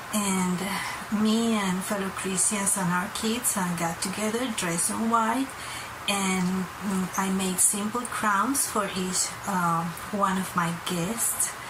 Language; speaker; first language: English; non-native, fluent; Spanish